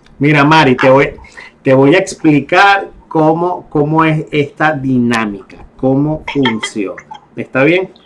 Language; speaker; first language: Spanish; native; Spanish